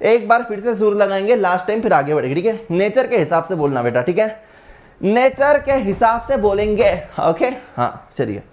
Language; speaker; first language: Hindi; non-native, local second language; Marathi